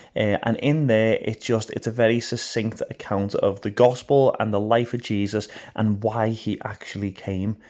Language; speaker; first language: English; native; English